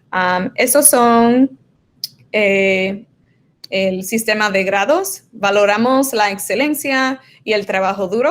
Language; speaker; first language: Spanish; early bilingual, other home language; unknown